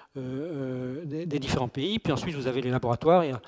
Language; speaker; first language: French; native; French